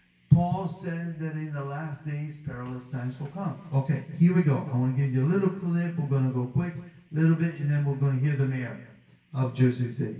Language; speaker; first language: English; early bilingual, other home language; Spanish